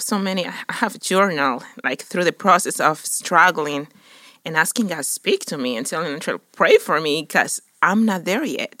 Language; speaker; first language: English; non-native, fluent; Spanish